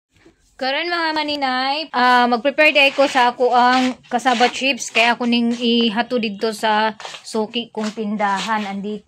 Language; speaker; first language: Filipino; non-native, local second language; Cebuano